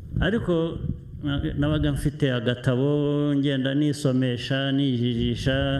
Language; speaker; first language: Kinyarwanda; early bilingual, heritage; Kinyarwanda